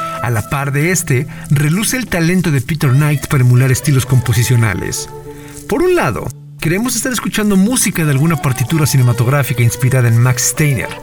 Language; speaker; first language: Spanish; native; Spanish